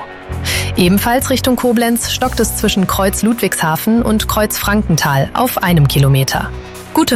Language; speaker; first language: German; native; German